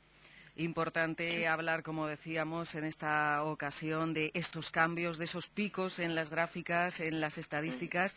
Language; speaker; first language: Spanish; native; Spanish